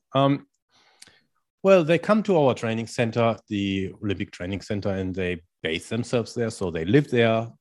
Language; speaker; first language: English; non-native, fluent; German